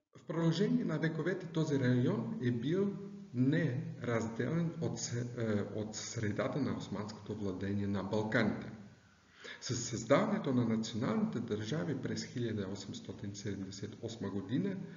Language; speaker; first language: Bulgarian; non-native, fluent; German